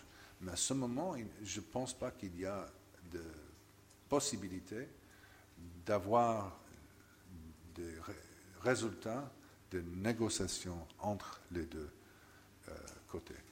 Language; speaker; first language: French; non-native, fluent; English